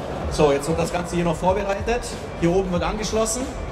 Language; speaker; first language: German; native; German